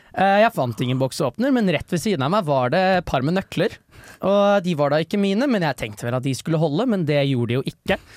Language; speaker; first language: Norwegian; native; Norwegian